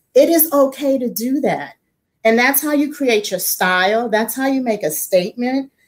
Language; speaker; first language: English; native; English